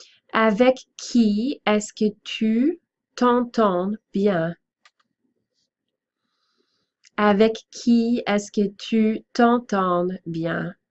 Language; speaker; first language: French; non-native, fluent; English